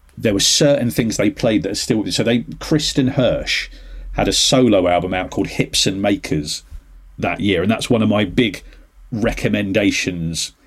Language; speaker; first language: English; native; English